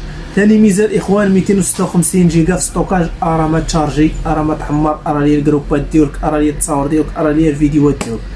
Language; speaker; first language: Arabic; native; Arabic